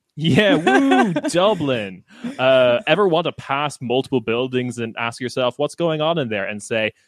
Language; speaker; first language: English; native; English